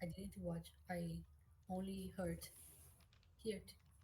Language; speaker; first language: English; non-native, learner; Portuguese